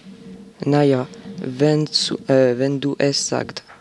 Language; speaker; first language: German; non-native, learner; French